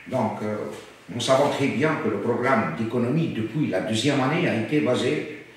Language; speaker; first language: French; non-native, local second language; Arabic